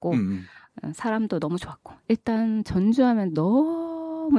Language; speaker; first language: Korean; native; Korean